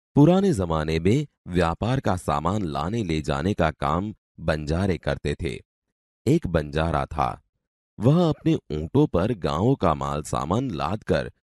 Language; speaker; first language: Hindi; non-native, local second language; Gujarati